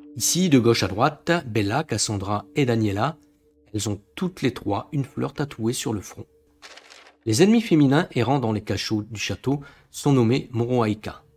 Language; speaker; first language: French; native; French